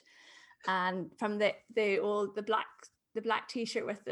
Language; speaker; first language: English; native; English